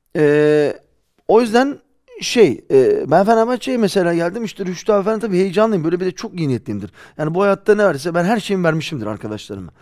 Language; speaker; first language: Turkish; early bilingual, heritage; Turkish